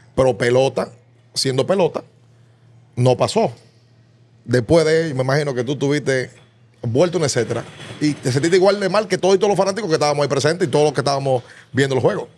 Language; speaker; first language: Spanish; native; Spanish